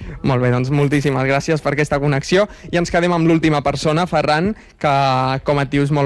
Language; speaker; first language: Catalan; native; Catalan